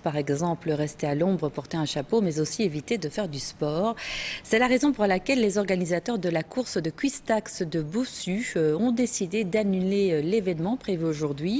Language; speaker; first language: French; native; French